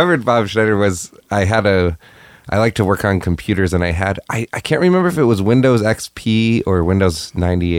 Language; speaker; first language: English; native; English